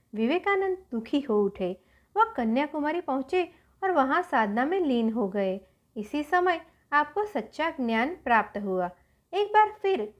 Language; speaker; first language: Hindi; non-native, local second language; Gujarati